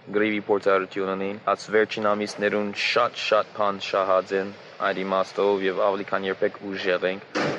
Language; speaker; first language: Armenian; non-native, fluent; English